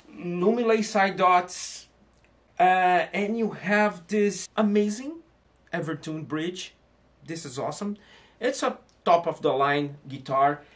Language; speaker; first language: English; non-native, fluent; Portuguese